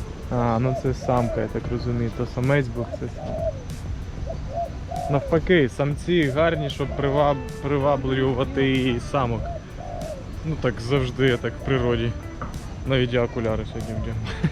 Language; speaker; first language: Ukrainian; non-native, local second language; Russian